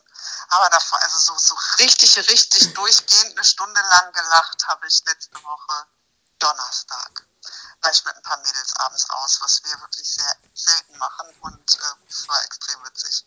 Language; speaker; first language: German; native; German